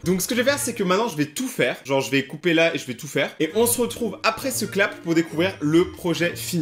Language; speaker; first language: French; native; French